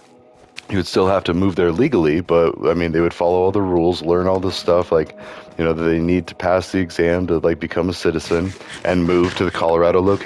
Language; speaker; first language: English; native; English